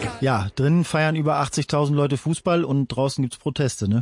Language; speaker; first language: German; native; German